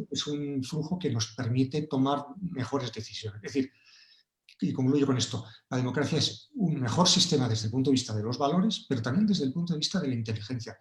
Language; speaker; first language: Spanish; native; Spanish